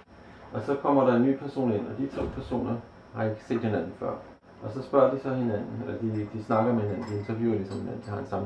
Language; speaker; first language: Danish; native; Danish